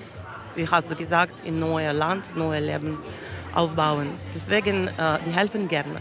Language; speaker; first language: German; non-native, learner; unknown